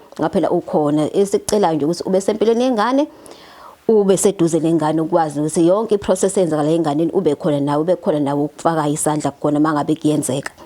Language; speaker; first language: Zulu; native; Zulu